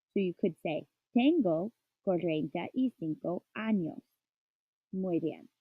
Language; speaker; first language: Spanish; non-native, learner; English